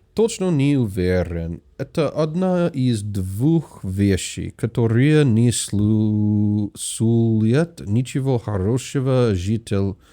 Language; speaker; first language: Russian; non-native, learner; English